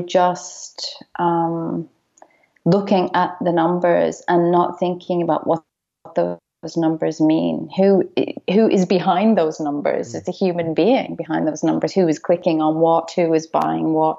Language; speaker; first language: English; native; English